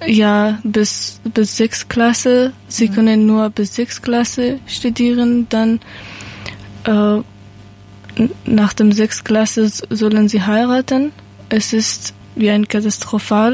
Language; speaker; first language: German; non-native, learner; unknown